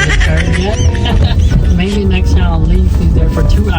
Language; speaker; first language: English; early bilingual, other home language; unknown